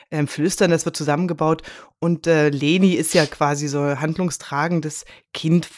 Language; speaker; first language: German; native; German